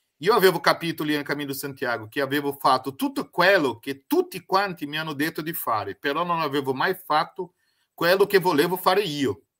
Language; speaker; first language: Italian; non-native, fluent; Portuguese